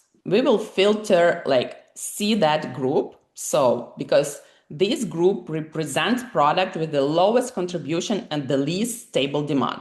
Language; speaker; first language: English; non-native, fluent; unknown